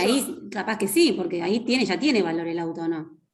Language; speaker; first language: Spanish; native; Spanish